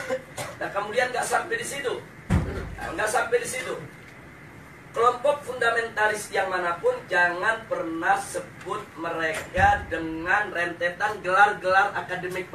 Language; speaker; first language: Indonesian; native; Indonesian